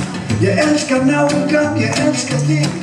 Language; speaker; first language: Icelandic; non-native, learner; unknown